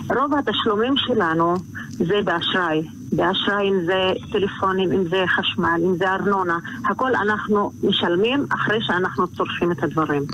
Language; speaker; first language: Hebrew; non-native, local second language; Arabic